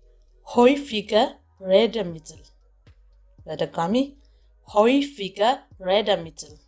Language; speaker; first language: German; non-native, fluent; Amharic